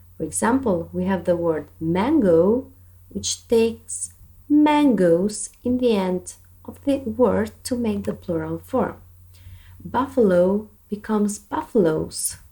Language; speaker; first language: English; non-native, fluent; Albanian